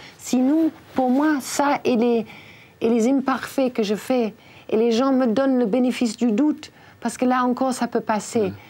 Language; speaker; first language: French; non-native, fluent; English